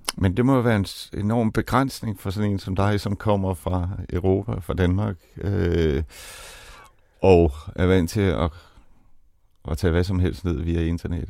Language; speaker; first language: Danish; native; Danish